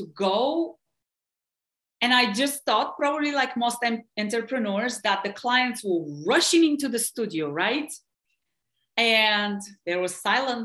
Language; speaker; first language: English; non-native, fluent; Bulgarian